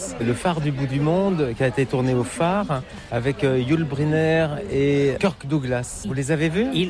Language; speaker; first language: French; native; French